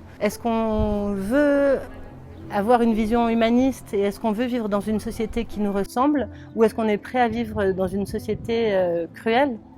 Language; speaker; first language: French; native; French